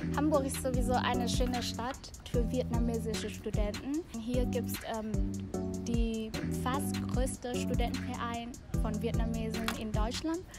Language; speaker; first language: German; non-native, fluent; Vietnamese